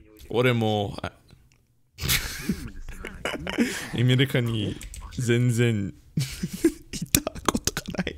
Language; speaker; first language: Japanese; non-native, learner; English